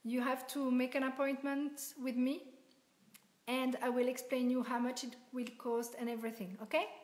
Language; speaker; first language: English; non-native, learner; French